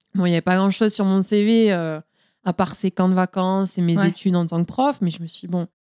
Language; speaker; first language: French; native; French